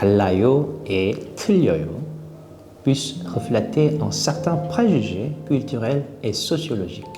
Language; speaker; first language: French; non-native, fluent; Korean